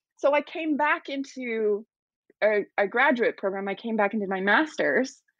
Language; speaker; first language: English; native; English